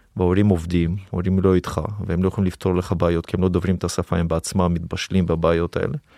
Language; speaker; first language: Hebrew; early bilingual, other home language; Russian